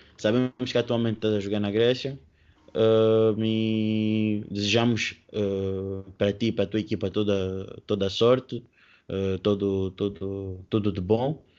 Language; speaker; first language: Portuguese; native; Portuguese